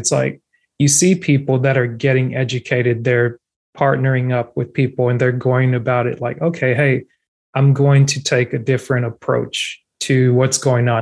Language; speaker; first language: English; non-native, local second language; French